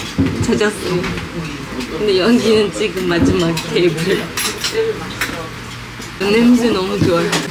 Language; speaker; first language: Korean; non-native, fluent; Turkish